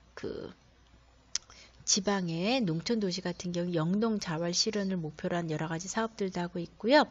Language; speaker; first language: Korean; native; Korean